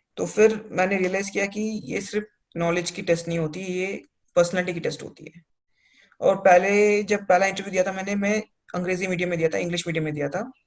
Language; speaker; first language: Hindi; early bilingual, heritage; Hindi